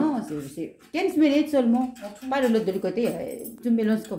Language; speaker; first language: French; non-native, learner; Filipino